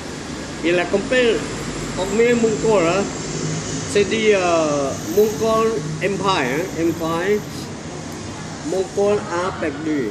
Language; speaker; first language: French; non-native, learner; Vietnamese